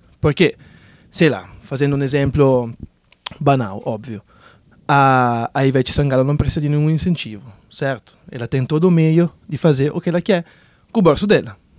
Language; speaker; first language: Portuguese; non-native, fluent; Italian